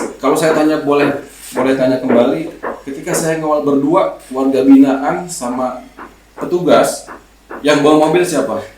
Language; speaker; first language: Indonesian; non-native, local second language; Sundanese